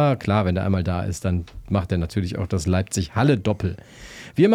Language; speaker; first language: German; native; German